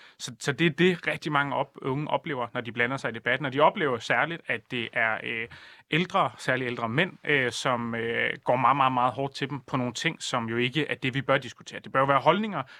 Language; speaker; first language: Danish; native; Danish